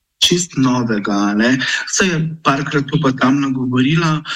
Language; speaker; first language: Slovenian; non-native, local second language; Romany